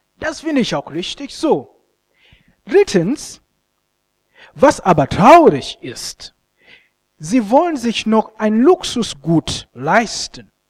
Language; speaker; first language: German; non-native, fluent; Ganda